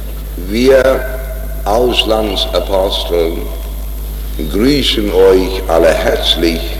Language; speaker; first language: German; non-native, fluent; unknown